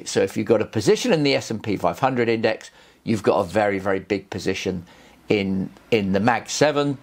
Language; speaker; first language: English; native; English